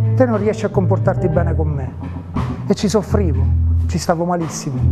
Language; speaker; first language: Italian; native; Italian